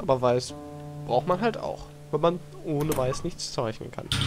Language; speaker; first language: German; native; German